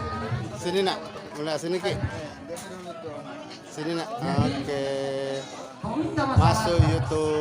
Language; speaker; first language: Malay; non-native, local second language; Buginese